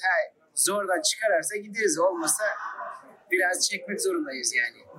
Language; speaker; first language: Turkish; non-native, fluent; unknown